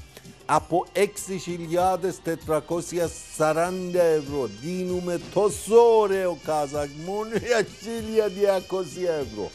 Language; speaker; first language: Greek; non-native, learner; Persian